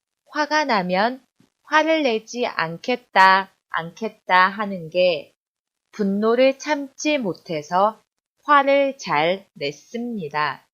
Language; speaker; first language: Korean; non-native, fluent; Chinese